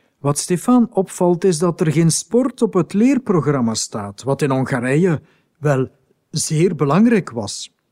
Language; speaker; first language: Dutch; native; Dutch